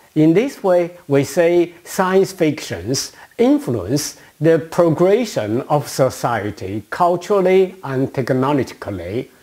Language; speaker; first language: English; non-native, fluent; Chinese